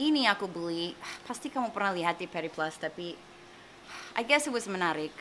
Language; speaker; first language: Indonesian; non-native, fluent; English